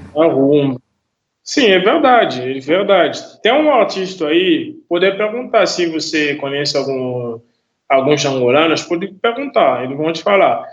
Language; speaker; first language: Portuguese; non-native, fluent; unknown